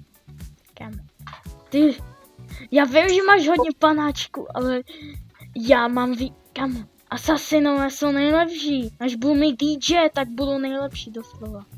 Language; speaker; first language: Czech; native; Czech